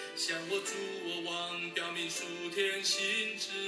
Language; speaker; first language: Chinese; native; Chinese